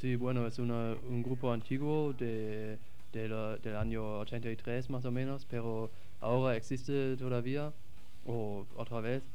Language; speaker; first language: Spanish; non-native, fluent; German